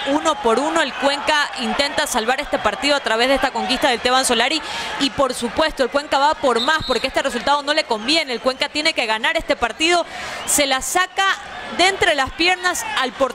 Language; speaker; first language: Spanish; native; Spanish